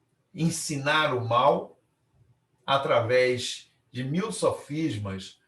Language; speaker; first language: Portuguese; native; Portuguese